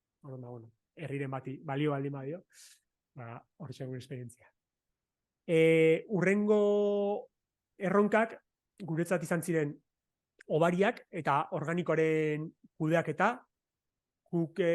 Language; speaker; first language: Basque; native; Basque